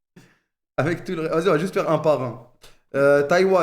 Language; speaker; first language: French; native; French